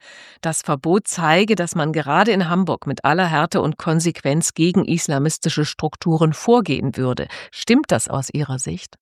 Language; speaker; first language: German; native; German